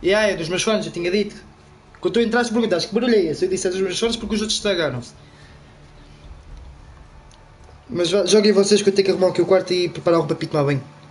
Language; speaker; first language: Portuguese; native; Portuguese